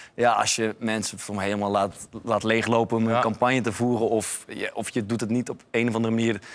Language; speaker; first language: Dutch; native; Dutch